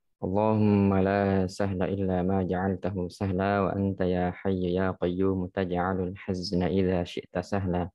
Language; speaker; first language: Arabic; non-native, fluent; Indonesian